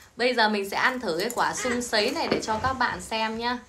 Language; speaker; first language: Vietnamese; native; Vietnamese